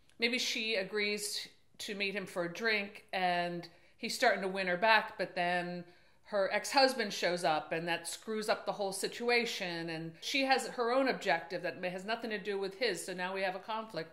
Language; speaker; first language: English; native; English